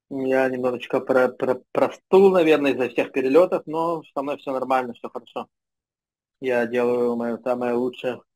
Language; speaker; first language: Russian; non-native, fluent; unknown